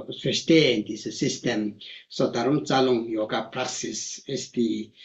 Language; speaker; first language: German; non-native, fluent; Tibetan